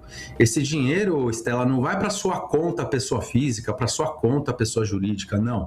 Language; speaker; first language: Portuguese; native; Portuguese